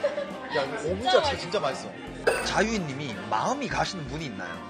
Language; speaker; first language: Korean; native; Korean